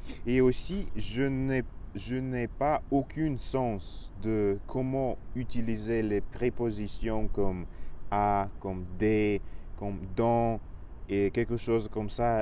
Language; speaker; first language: French; non-native, learner; Russian